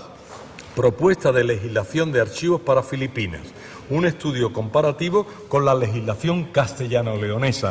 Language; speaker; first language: Spanish; native; Spanish